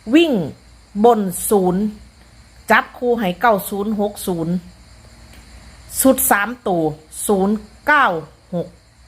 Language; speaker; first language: Thai; native; Thai